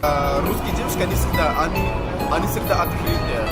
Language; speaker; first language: Russian; non-native, fluent; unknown